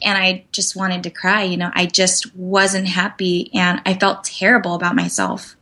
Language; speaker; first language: English; native; English